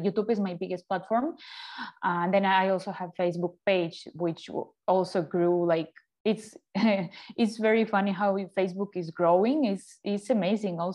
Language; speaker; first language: English; non-native, fluent; Ukrainian